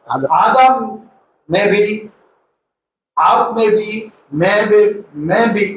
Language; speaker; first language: Hindi; non-native, local second language; Telugu